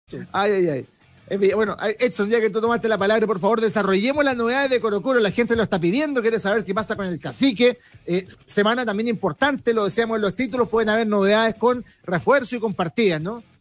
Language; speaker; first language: Spanish; native; Spanish